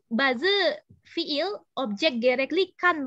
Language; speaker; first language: Turkish; non-native, learner; Indonesian